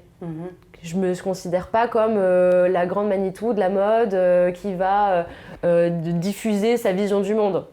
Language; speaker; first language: French; native; French